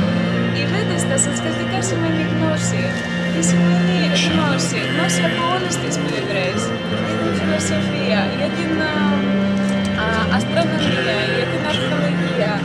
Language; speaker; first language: Greek; non-native, fluent; Ukrainian